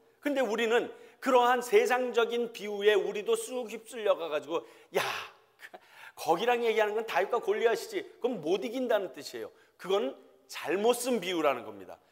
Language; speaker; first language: Korean; native; Korean